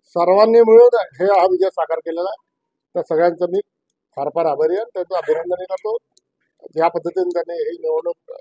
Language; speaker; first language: Marathi; native; Marathi